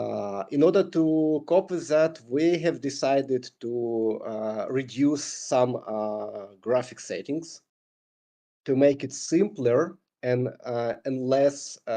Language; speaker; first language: English; non-native, learner; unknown